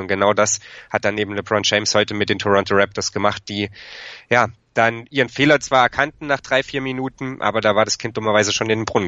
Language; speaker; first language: German; native; German